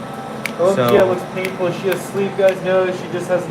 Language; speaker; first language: English; native; English